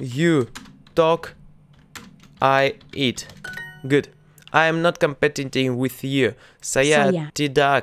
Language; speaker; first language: English; non-native, learner; Russian